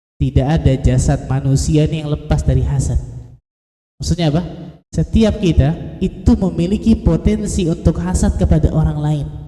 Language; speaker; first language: Indonesian; native; Indonesian